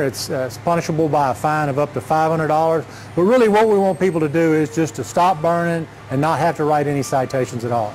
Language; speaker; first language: English; native; English